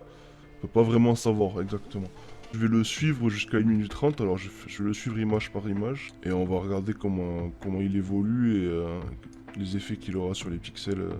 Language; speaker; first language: French; native; French